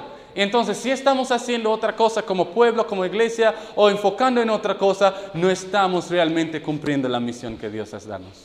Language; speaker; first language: Spanish; non-native, fluent; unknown